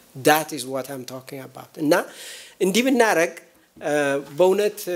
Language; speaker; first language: English; non-native, local second language; Amharic